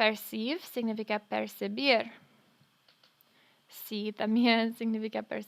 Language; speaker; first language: Spanish; non-native, fluent; English